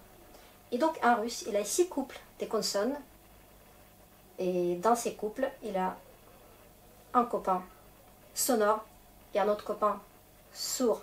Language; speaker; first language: French; non-native, fluent; Russian